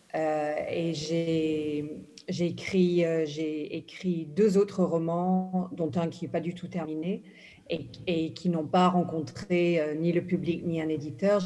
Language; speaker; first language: French; early bilingual, other home language; English